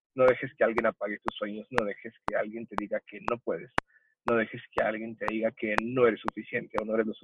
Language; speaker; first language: Spanish; early bilingual, heritage; Spanish